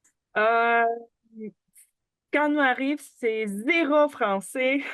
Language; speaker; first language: French; non-native, learner; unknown